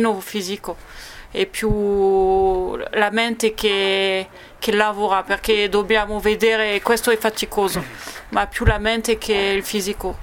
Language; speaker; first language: Italian; non-native, learner; French